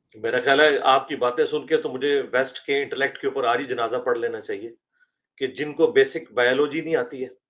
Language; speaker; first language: Urdu; native; Urdu